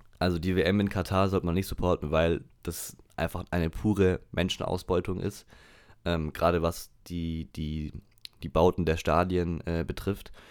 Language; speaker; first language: German; native; German